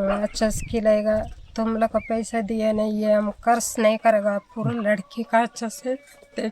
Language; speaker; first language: Hindi; non-native, local second language; Tibetan